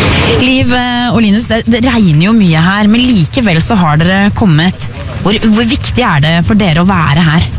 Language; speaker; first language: Norwegian; native; Norwegian